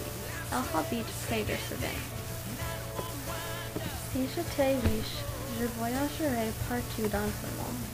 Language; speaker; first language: French; non-native, learner; English